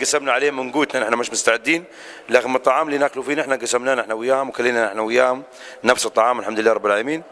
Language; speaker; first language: Arabic; native; Arabic